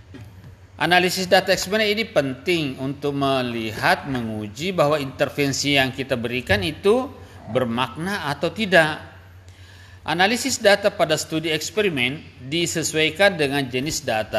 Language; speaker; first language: Indonesian; native; Indonesian